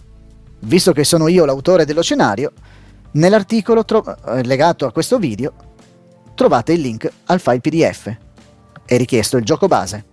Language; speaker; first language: Italian; native; Italian